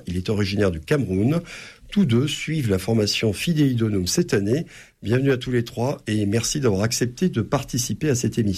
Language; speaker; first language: French; native; French